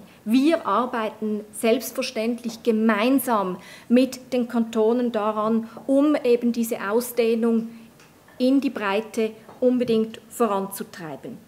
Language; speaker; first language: German; native; German